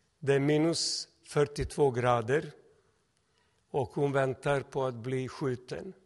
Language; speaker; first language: Swedish; non-native, fluent; Serbian